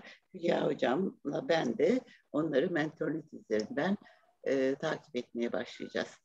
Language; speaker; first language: Turkish; native; Turkish